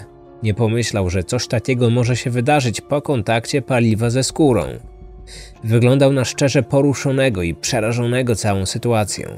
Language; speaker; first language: Polish; native; Polish